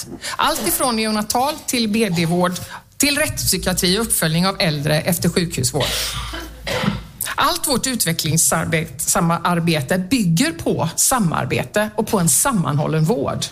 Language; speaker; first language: Swedish; native; Swedish